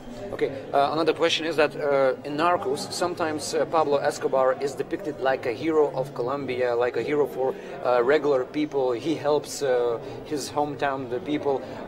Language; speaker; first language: English; non-native, fluent; Lithuanian